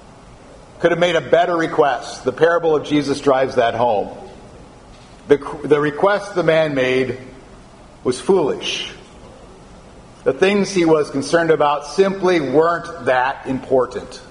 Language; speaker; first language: English; native; English